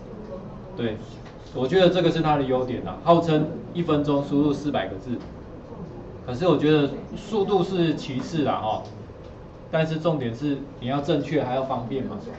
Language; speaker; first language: Chinese; native; Chinese